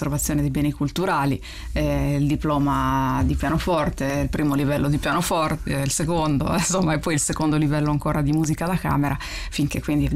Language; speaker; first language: Italian; native; Italian